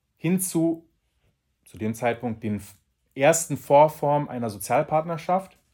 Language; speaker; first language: German; native; German